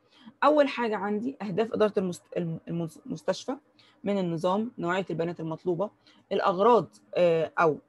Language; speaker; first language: Arabic; native; Arabic